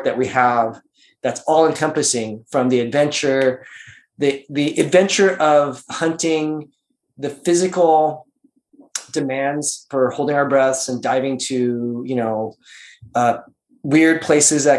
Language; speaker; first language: English; native; English